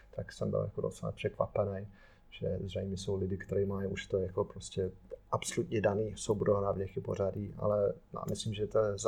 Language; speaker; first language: Czech; non-native, fluent; English